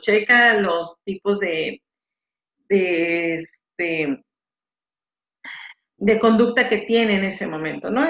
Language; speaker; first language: Spanish; native; Spanish